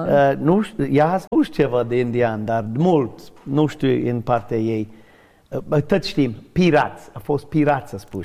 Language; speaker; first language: Romanian; non-native, learner; English